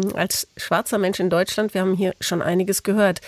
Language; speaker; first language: German; native; German